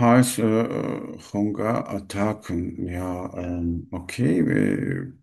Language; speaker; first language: German; non-native, learner; Turkish